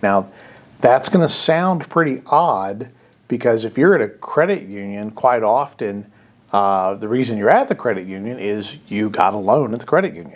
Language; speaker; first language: English; native; English